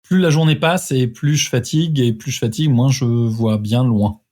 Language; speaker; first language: French; native; French